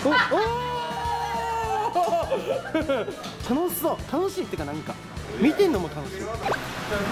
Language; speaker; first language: Japanese; native; Japanese